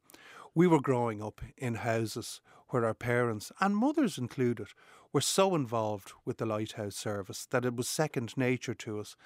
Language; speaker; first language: English; native; English